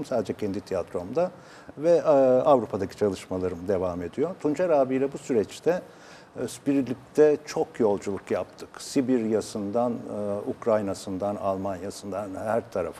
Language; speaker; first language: Turkish; native; Turkish